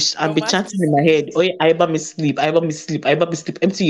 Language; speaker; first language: English; non-native, local second language; Yoruba